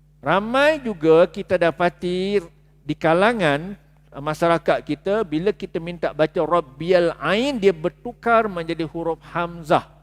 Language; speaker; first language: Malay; native; Malay